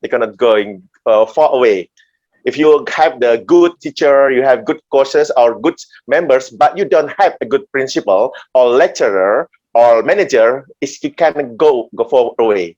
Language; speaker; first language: English; non-native, learner; Indonesian